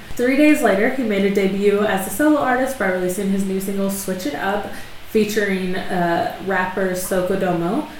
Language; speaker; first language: English; native; English